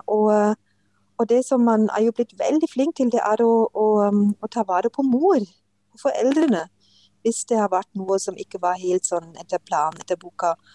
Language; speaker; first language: Norwegian; non-native, fluent; German